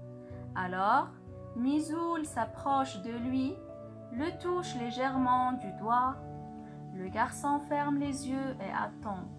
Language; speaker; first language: French; non-native, local second language; Arabic